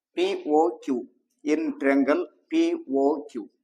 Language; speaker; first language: English; non-native, local second language; Kannada